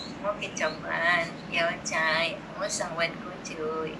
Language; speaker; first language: Cantonese; non-native, learner; Indonesian